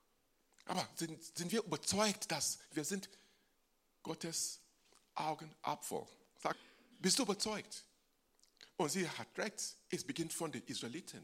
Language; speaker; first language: German; non-native, fluent; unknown